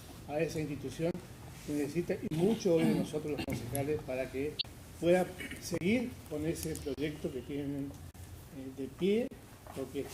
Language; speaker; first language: Spanish; native; Spanish